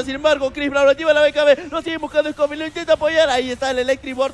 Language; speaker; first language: Spanish; native; Spanish